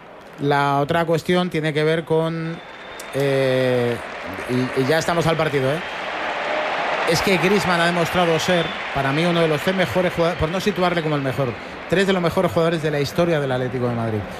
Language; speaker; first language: Spanish; native; Spanish